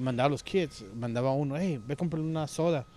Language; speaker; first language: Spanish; early bilingual, heritage; Spanish